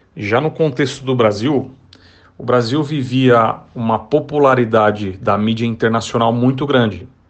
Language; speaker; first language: Portuguese; native; Portuguese